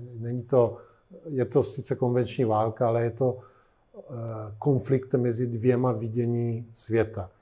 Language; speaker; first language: Czech; non-native, fluent; Italian